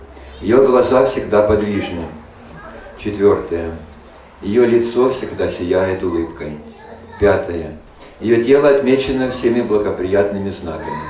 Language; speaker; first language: Russian; native; Russian